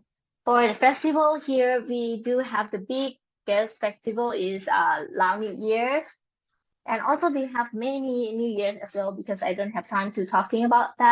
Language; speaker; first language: English; non-native, learner; Lao